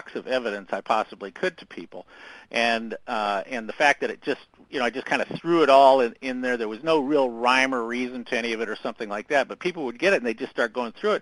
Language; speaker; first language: English; native; English